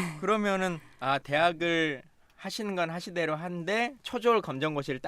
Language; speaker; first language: Korean; native; Korean